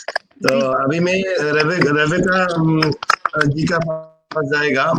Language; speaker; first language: Hindi; non-native, learner; Bangla